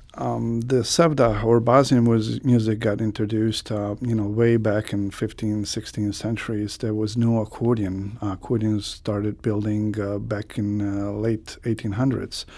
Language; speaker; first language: English; non-native, fluent; Croatian